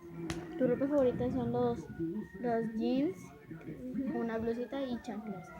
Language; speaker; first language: Spanish; native; Spanish